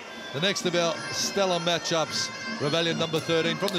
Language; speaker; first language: English; native; English